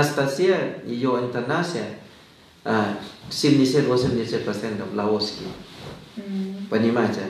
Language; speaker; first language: Russian; non-native, fluent; Thai